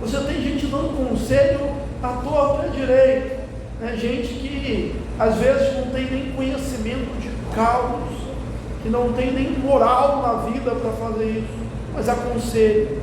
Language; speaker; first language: Portuguese; native; Portuguese